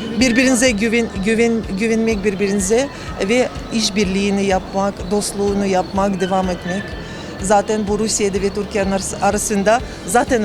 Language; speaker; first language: Turkish; non-native, learner; Russian